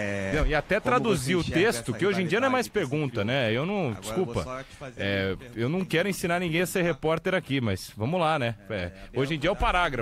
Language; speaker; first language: Portuguese; native; Portuguese